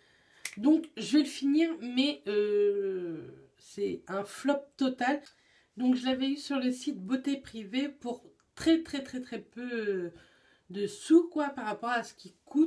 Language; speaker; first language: French; native; French